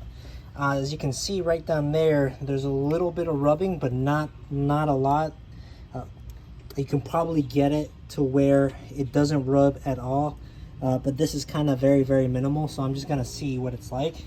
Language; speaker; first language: English; native; English